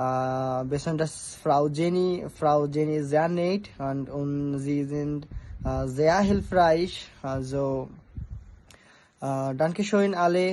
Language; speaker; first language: German; non-native, learner; Bangla